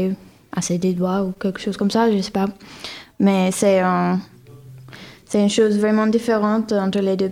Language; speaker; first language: French; non-native, fluent; English